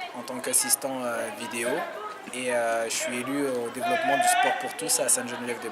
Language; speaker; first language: French; native; French